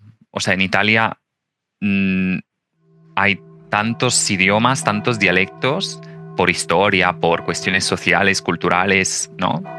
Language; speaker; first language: Spanish; non-native, fluent; Italian